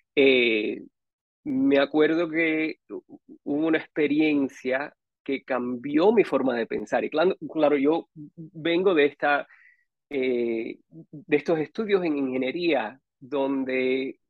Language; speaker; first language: Spanish; native; Spanish